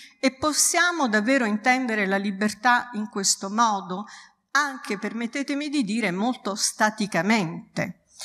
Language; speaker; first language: Italian; native; Italian